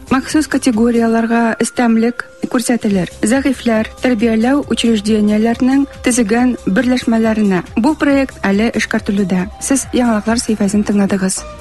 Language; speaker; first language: Tatar; early bilingual, heritage; Tatar